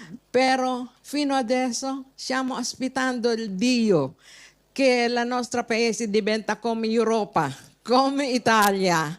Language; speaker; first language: Italian; non-native, learner; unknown